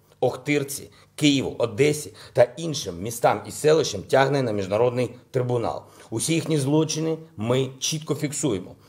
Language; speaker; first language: Ukrainian; non-native, local second language; Russian